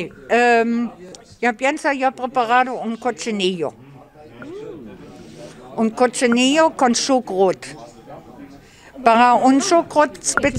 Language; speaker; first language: Spanish; non-native, learner; German